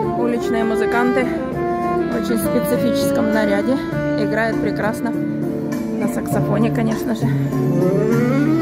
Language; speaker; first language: Russian; native; Russian